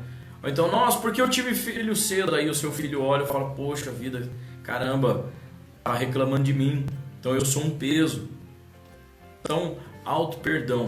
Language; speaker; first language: Portuguese; native; Portuguese